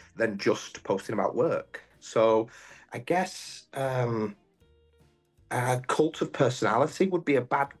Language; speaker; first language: English; native; English